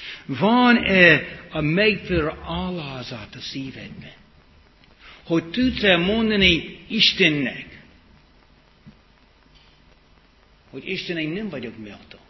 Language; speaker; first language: Hungarian; non-native, fluent; English